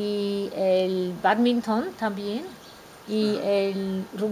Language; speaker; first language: Spanish; non-native, fluent; English